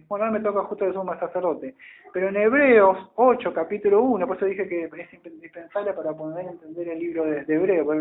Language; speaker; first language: Spanish; native; Spanish